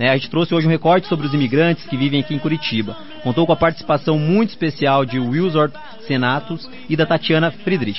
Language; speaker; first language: Portuguese; native; Portuguese